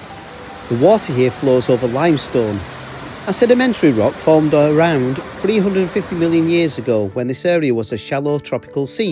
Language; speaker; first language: English; native; English